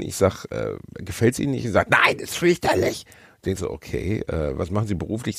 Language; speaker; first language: German; native; German